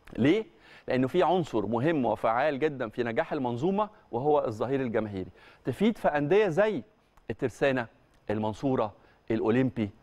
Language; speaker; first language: Arabic; native; Arabic